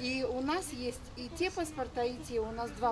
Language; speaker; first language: Russian; native; Russian